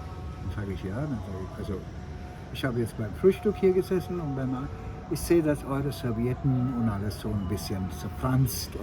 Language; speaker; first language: German; non-native, fluent; Sinhala